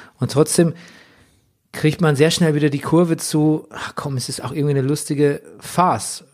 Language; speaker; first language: German; native; German